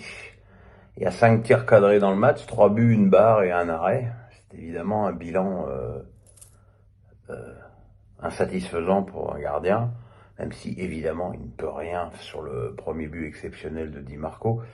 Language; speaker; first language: French; native; French